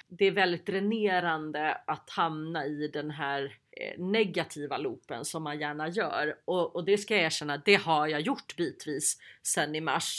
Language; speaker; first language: Swedish; native; Swedish